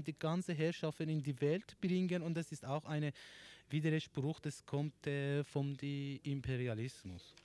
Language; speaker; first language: German; non-native, learner; Persian